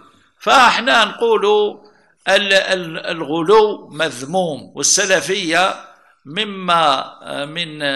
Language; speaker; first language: Arabic; native; Arabic